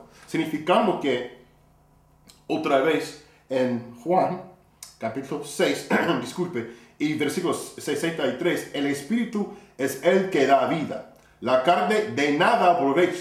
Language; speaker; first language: Spanish; non-native, fluent; English